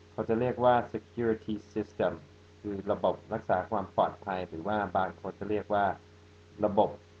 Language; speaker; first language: Thai; non-native, fluent; English